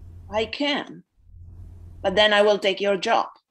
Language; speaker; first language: English; non-native, fluent; Polish